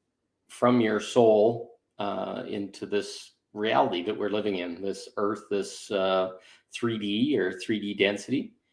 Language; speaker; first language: English; native; English